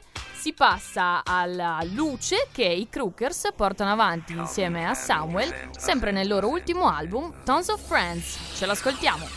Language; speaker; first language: Italian; native; Italian